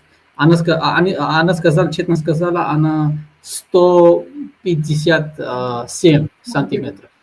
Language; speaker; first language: Russian; non-native, fluent; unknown